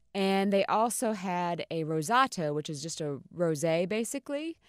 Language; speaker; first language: English; native; English